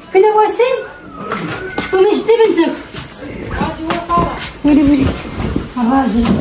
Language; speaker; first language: Arabic; native; Arabic